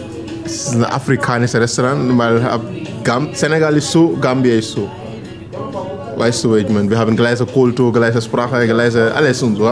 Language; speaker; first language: German; non-native, learner; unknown